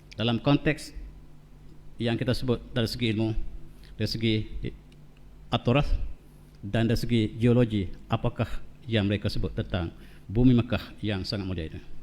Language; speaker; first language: Malay; native; Malay